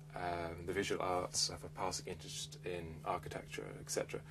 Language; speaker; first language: English; native; English